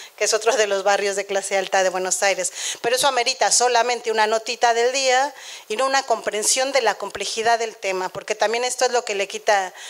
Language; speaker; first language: Spanish; native; Spanish